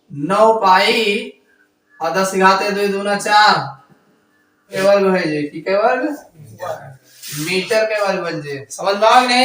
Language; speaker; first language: Hindi; native; Hindi